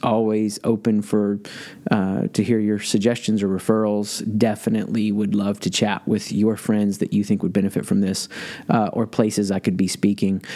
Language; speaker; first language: English; native; English